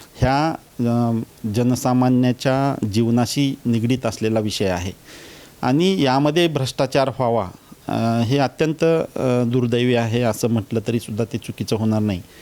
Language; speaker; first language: Marathi; native; Marathi